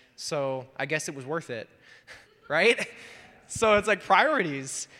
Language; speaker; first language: English; native; English